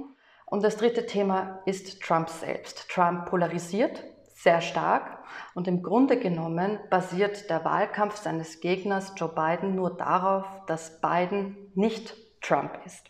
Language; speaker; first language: German; native; German